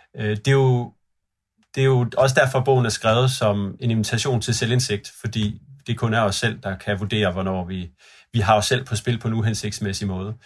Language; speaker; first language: Danish; native; Danish